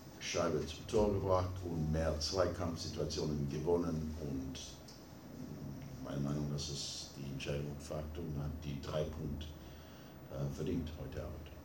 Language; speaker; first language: German; non-native, fluent; English